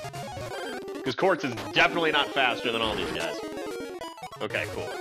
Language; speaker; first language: English; native; English